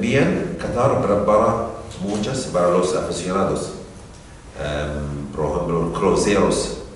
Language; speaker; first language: Spanish; non-native, learner; Arabic